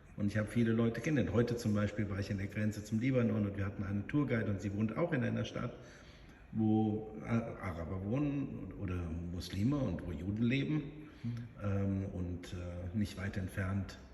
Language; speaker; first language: German; native; German